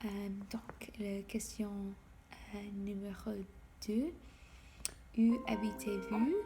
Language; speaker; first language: French; non-native, learner; English